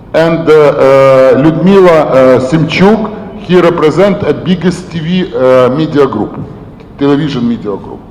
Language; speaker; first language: English; non-native, learner; Ukrainian